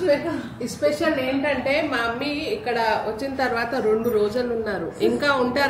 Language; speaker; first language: Telugu; non-native, local second language; Urdu